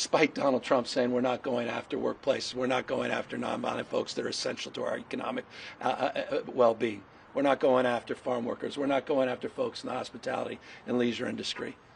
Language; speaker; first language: English; native; English